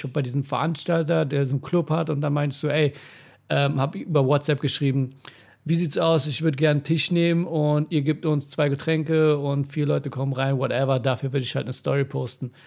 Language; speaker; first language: German; early bilingual, other home language; Persian